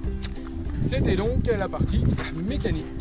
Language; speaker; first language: French; native; French